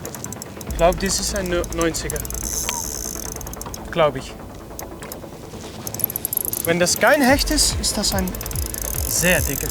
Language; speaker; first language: German; non-native, learner; Dutch